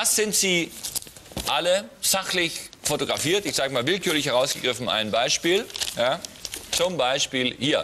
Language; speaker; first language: German; native; German